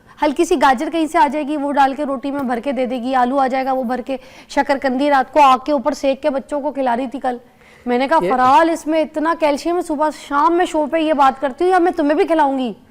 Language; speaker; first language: Urdu; native; Urdu